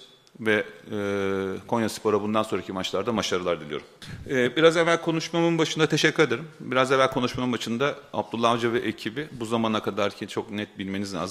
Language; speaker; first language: Turkish; native; Turkish